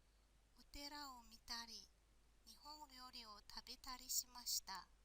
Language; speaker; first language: Japanese; non-native, fluent; Mongolian